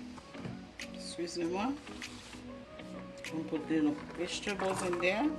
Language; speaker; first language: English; non-native, learner; Haitian Creole